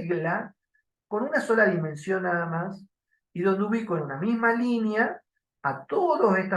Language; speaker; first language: Spanish; native; Spanish